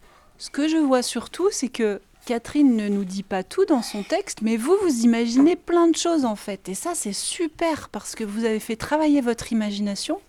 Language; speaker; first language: French; native; French